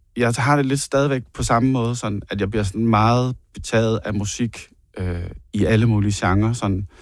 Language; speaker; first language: Danish; native; Danish